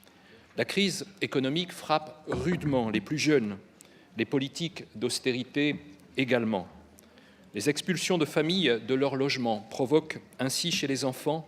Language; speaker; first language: French; native; French